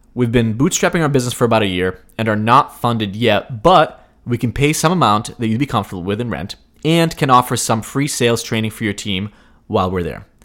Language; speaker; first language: English; early bilingual, other home language; Russian